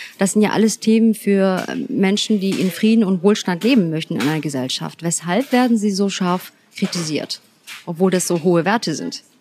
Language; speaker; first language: German; early bilingual, other home language; Turkish